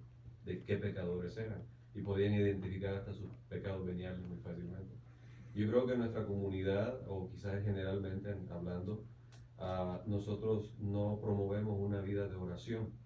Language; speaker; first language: Spanish; native; Spanish